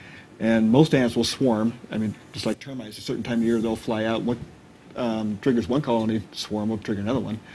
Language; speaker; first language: English; native; English